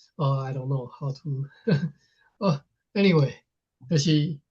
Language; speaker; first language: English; non-native, fluent; Chinese